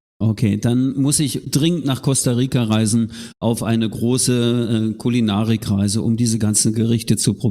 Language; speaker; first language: German; native; German